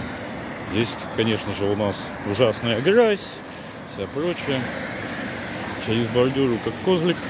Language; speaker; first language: Russian; native; Russian